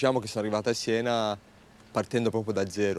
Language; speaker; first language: Italian; native; Italian